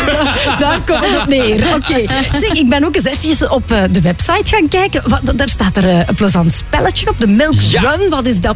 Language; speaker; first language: Dutch; native; Dutch